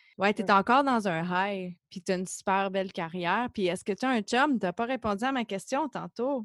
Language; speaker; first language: French; native; French